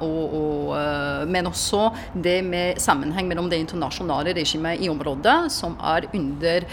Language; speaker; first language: Norwegian; non-native, fluent; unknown